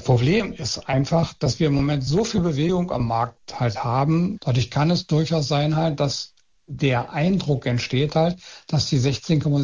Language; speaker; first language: German; native; German